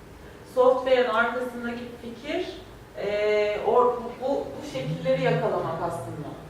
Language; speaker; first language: Turkish; native; Turkish